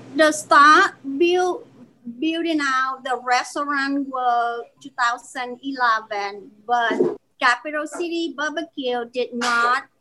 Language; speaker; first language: English; non-native, learner; Vietnamese